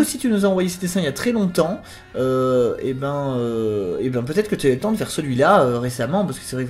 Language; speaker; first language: French; native; French